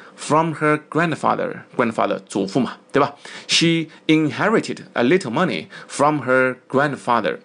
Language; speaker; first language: English; non-native, fluent; Chinese